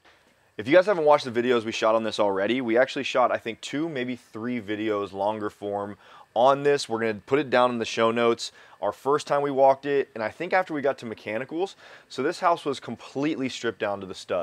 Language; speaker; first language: English; native; English